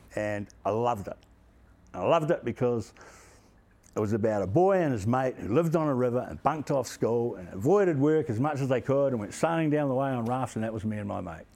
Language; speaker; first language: English; native; English